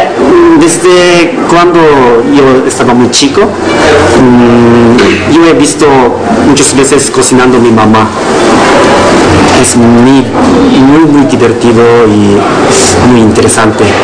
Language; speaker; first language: Spanish; non-native, learner; Japanese